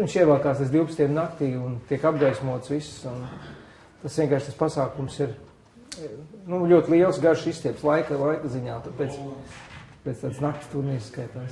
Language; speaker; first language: Latvian; native; Latvian